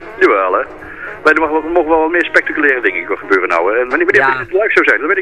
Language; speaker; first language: Dutch; native; Dutch